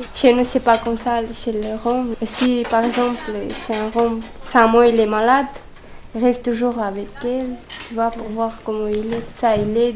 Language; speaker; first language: French; non-native, learner; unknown